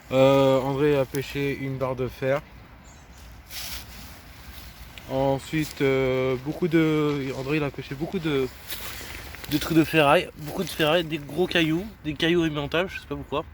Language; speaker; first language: French; native; French